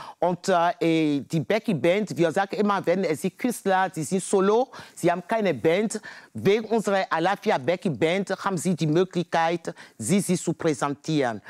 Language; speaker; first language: German; non-native, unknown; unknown